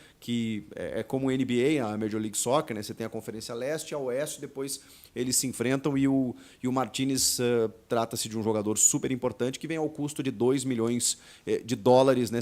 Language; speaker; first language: Portuguese; native; Portuguese